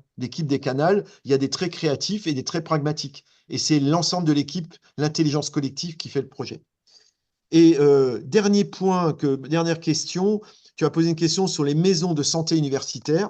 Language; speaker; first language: French; native; French